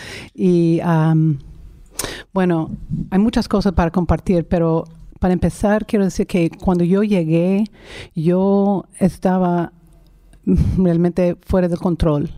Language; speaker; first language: Spanish; non-native, fluent; English